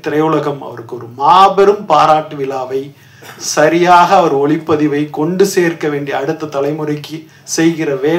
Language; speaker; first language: Tamil; native; Tamil